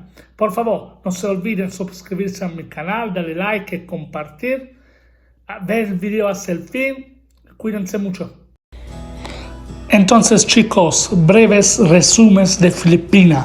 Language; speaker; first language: Spanish; non-native, fluent; Italian